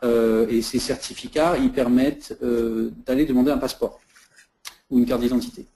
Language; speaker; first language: French; native; French